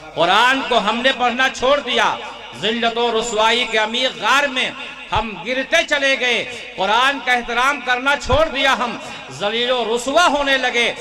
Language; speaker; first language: Urdu; native; Urdu